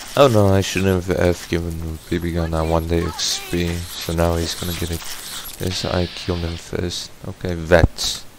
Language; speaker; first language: English; non-native, fluent; Afrikaans